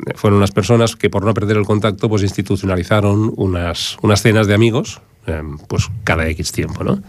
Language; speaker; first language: Spanish; native; Spanish